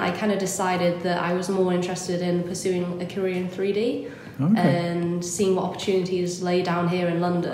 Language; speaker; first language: English; native; English